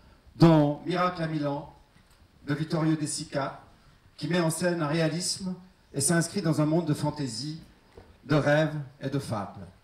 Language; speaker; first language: French; native; French